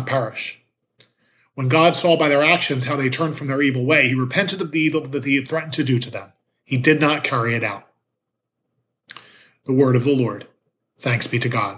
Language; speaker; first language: English; native; English